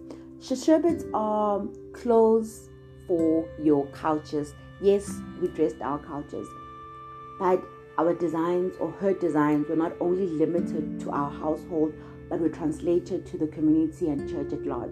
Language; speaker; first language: English; non-native, local second language; Zulu